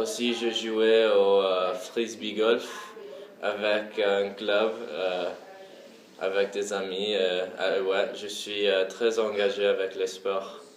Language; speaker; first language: French; early bilingual, heritage; French